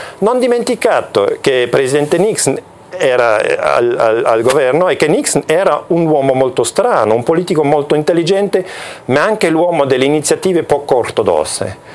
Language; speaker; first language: Italian; non-native, local second language; German